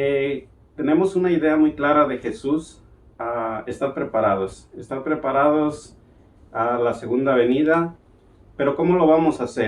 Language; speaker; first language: Spanish; native; Spanish